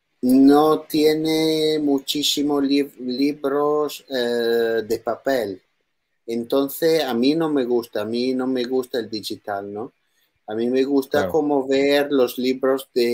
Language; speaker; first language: Spanish; non-native, learner; Italian